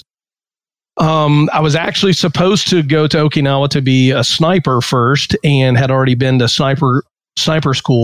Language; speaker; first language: English; native; English